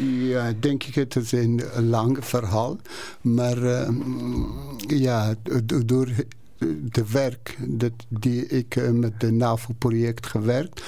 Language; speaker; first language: Dutch; non-native, learner; Persian